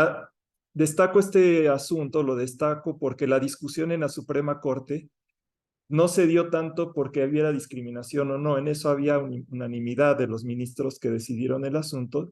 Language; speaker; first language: Spanish; native; Spanish